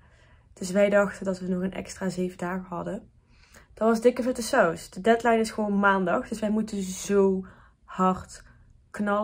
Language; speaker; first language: Dutch; native; Dutch